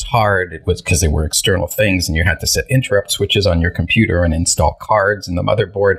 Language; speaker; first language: English; early bilingual, other home language; Hebrew